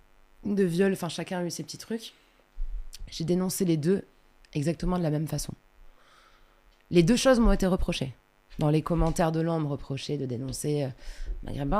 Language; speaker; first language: French; native; French